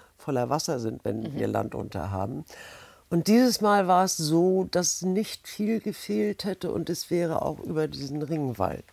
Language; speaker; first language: German; native; German